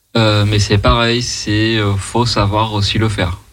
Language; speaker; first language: French; native; French